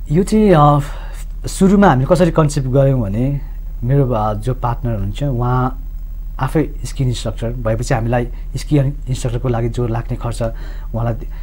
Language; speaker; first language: Nepali; non-native, local second language; Sherpa